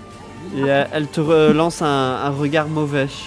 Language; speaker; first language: French; native; French